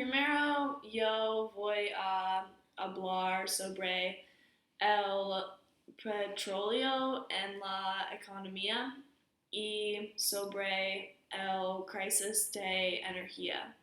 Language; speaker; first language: Spanish; non-native, learner; English